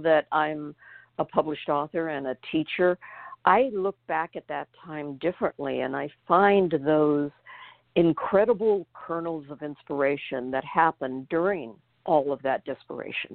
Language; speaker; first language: English; native; English